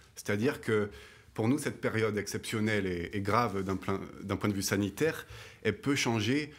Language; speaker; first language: French; native; French